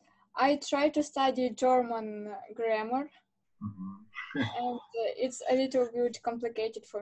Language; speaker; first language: English; non-native, learner; Russian